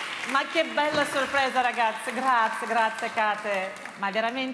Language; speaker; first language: Italian; non-native, fluent; Russian